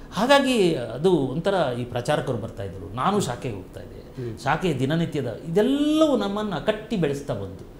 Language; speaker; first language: Kannada; non-native, local second language; Kodava